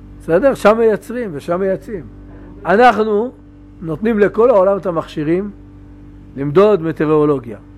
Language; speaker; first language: Hebrew; native; Hebrew